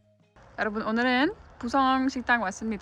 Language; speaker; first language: Korean; non-native, learner; English